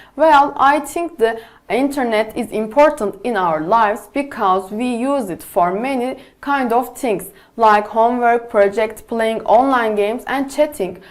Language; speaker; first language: English; non-native, fluent; Turkish